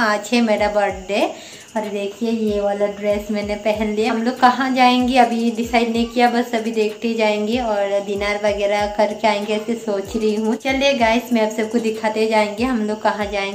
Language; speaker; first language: Hindi; non-native, local second language; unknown